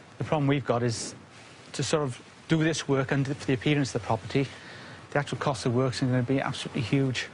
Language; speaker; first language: English; native; English